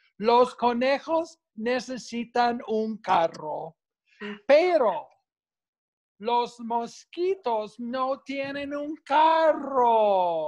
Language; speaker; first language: Spanish; non-native, fluent; English